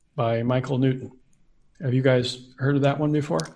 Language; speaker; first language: English; native; English